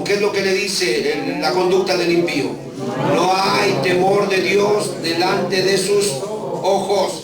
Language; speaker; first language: Spanish; native; Spanish